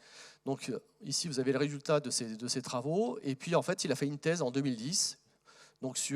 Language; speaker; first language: French; native; French